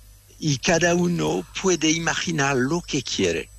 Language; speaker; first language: Spanish; non-native, fluent; French